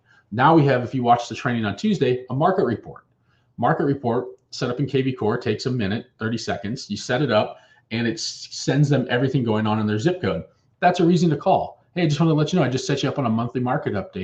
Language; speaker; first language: English; native; English